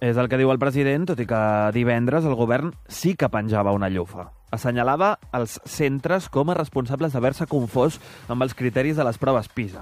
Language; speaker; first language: Catalan; native; Catalan